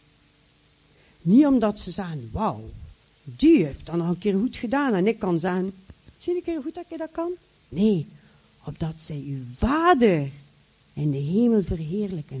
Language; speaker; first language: Dutch; native; Dutch